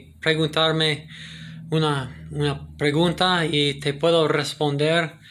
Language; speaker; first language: Spanish; non-native, fluent; English